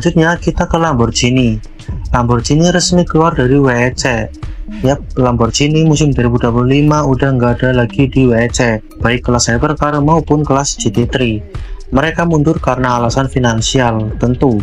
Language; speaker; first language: Indonesian; native; Indonesian